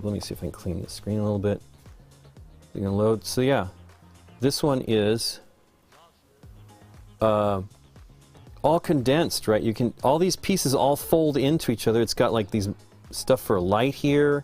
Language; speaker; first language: English; native; English